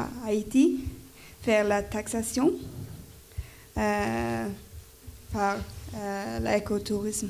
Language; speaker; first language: French; non-native, learner; Norwegian